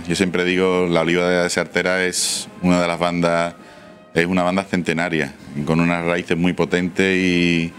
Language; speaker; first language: Spanish; native; Spanish